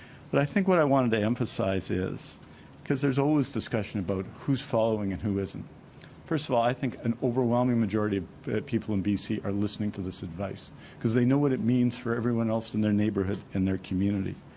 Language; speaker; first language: English; native; English